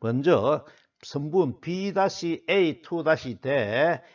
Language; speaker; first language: Korean; native; Korean